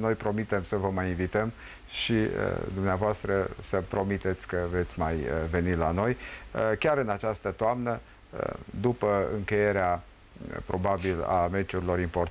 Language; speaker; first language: Romanian; native; Romanian